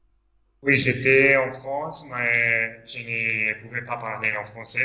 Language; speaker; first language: French; non-native, learner; Italian